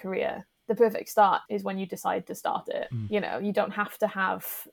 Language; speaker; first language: English; native; English